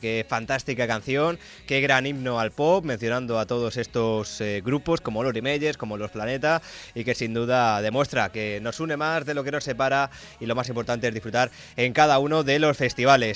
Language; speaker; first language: Spanish; native; Spanish